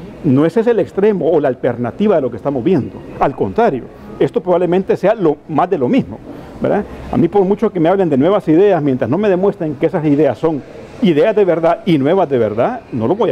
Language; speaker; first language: Spanish; native; Spanish